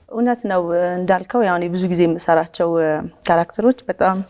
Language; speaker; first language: Amharic; native; Amharic